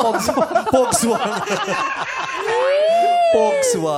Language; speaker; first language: Filipino; native; Filipino